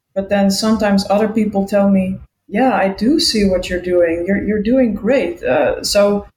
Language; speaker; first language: English; non-native, fluent; Dutch